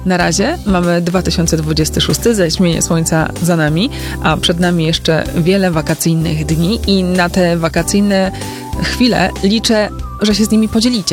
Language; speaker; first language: Polish; native; Polish